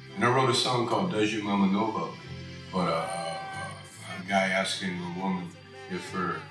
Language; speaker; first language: English; native; English